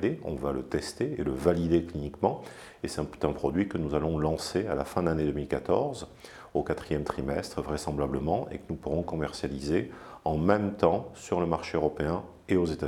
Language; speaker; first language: French; native; French